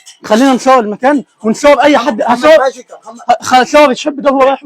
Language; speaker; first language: Arabic; native; Arabic